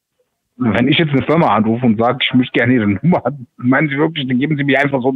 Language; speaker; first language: German; native; German